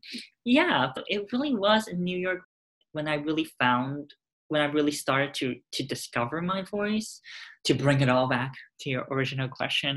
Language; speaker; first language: English; non-native, local second language; Cantonese